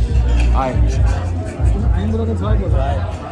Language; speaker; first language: German; non-native, learner; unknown